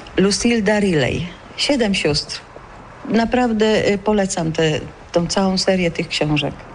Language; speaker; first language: Polish; early bilingual, other home language; Greek